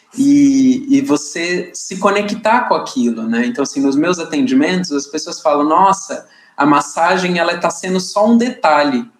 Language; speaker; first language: Portuguese; native; Portuguese